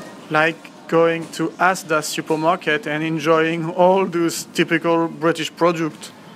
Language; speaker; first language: English; non-native, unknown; French